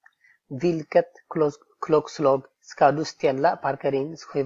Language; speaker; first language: Swedish; non-native, fluent; Tigrinya